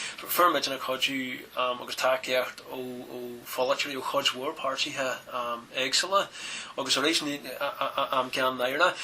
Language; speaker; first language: Irish; native; Irish